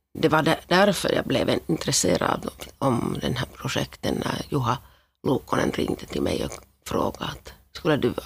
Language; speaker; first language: Swedish; non-native, local second language; Finnish